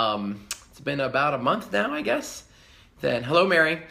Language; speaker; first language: English; native; English